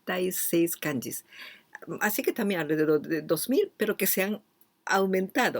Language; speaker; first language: Spanish; non-native, fluent; Japanese